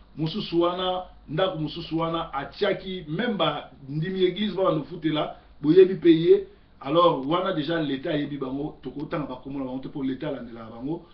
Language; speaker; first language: Lingala; native; Lingala